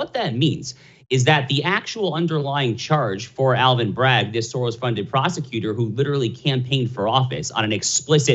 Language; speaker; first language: English; native; English